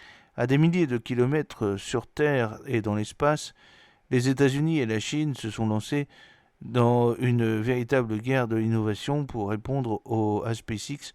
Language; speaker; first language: French; native; French